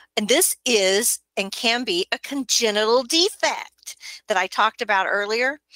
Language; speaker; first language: English; native; English